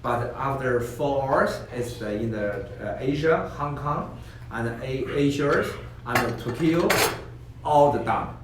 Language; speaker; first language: English; non-native, learner; Chinese